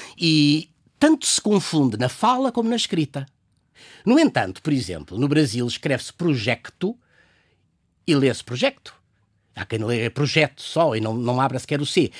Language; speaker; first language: Portuguese; native; Portuguese